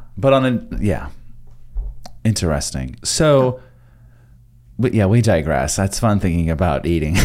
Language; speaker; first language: English; native; English